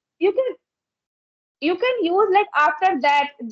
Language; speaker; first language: English; non-native, local second language; Hindi